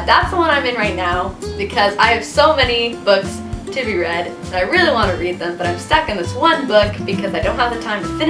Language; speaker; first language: English; native; English